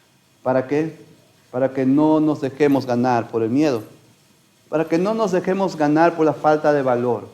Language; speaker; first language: Spanish; native; Spanish